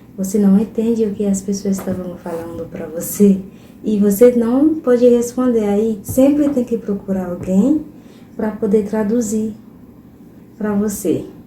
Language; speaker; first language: Portuguese; non-native, fluent; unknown